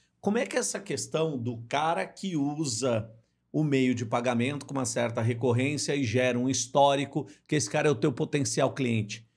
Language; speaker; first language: Portuguese; native; Portuguese